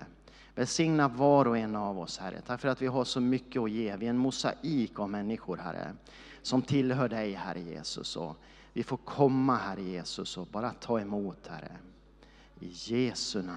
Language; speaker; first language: Swedish; native; Swedish